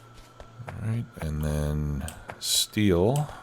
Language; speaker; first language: English; native; English